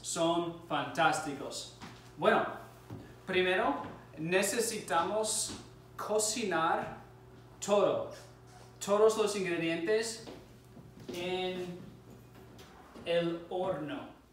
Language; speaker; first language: Spanish; non-native, fluent; English